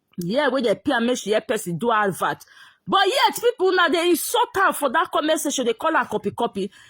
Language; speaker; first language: Nigerian Pidgin; native; Nigerian Pidgin